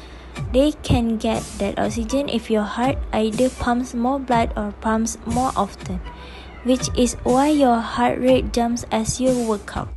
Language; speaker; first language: English; non-native, local second language; Malay